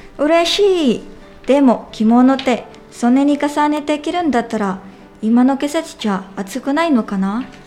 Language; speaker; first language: Japanese; non-native, learner; Filipino